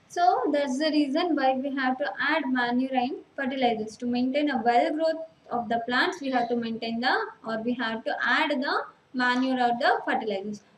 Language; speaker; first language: English; non-native, local second language; Telugu